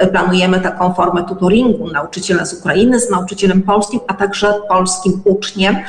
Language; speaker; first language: Polish; native; Polish